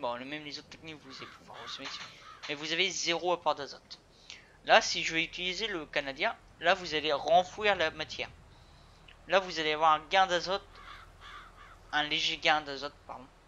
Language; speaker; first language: French; native; French